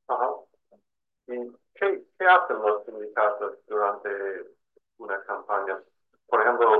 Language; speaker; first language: Spanish; non-native, fluent; English